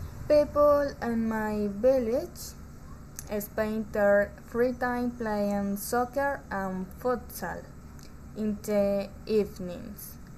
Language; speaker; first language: English; non-native, learner; Spanish